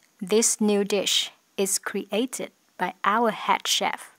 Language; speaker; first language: English; non-native, fluent; Vietnamese